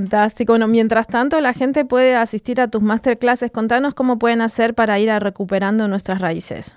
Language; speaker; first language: Spanish; native; Spanish